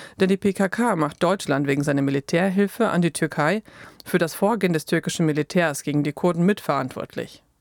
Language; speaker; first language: German; native; German